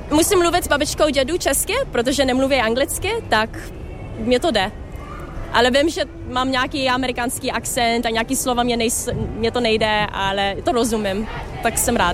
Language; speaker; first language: Czech; early bilingual, heritage; Czech